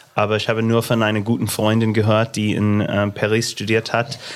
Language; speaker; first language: German; non-native, fluent; English